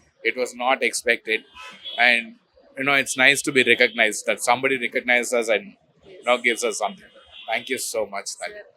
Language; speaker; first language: English; non-native, local second language; Telugu